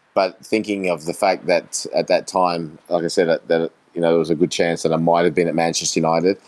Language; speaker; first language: English; native; English